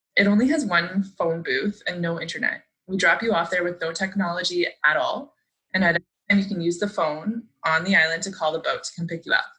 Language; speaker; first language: English; native; English